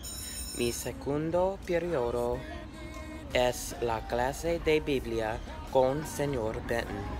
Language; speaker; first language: Spanish; non-native, learner; English